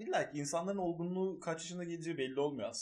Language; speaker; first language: Turkish; native; Turkish